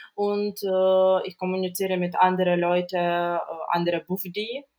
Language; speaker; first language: German; non-native, learner; Ukrainian